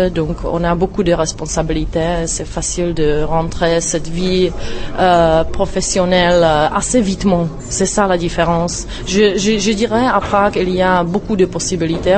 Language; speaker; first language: French; non-native, fluent; Czech